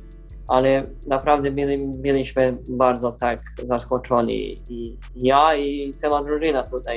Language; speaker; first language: Polish; non-native, learner; Serbian